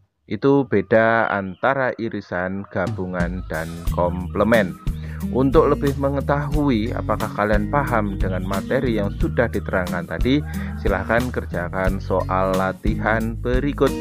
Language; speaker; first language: Indonesian; native; Indonesian